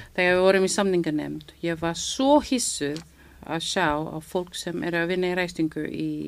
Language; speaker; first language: Icelandic; non-native, fluent; Filipino